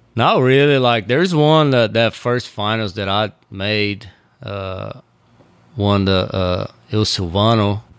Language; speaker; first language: English; non-native, fluent; Portuguese